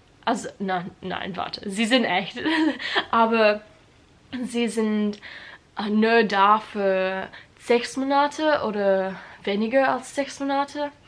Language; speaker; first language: German; non-native, learner; English